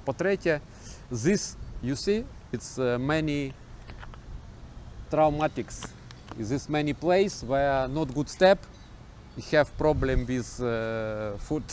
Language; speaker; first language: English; non-native, learner; Ukrainian